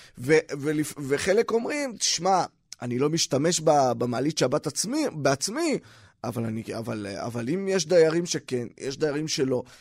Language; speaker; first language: Hebrew; native; Hebrew